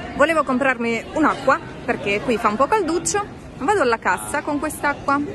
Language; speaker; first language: Italian; non-native, fluent; Russian